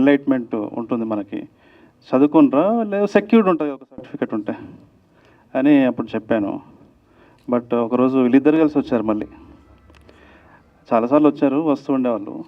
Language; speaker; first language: Telugu; native; Telugu